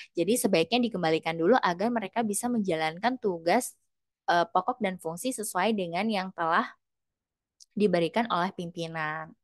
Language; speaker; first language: Indonesian; native; Indonesian